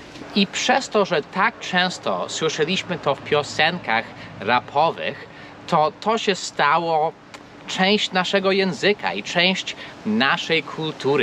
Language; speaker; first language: Polish; non-native, fluent; English